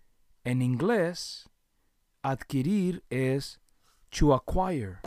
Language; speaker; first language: Spanish; early bilingual, heritage; Spanish